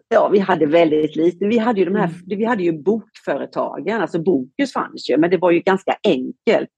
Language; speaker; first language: Swedish; native; Swedish